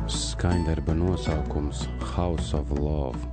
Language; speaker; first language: Latvian; native; Latvian